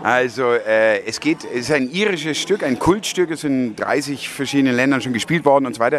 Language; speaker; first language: German; native; German